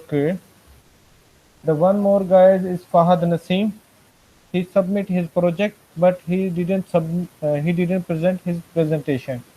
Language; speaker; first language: English; non-native, fluent; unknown